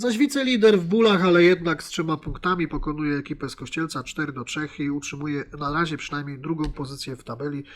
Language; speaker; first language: Polish; native; Polish